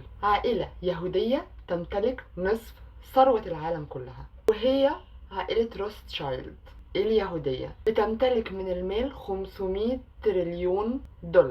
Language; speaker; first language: Arabic; native; Arabic